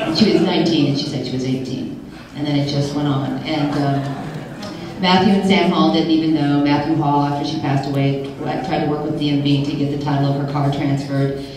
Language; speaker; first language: English; native; English